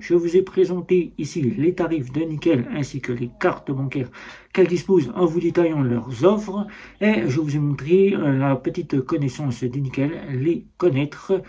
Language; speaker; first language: French; native; French